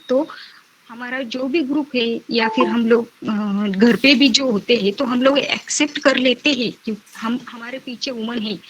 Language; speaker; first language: Hindi; non-native, local second language; Marathi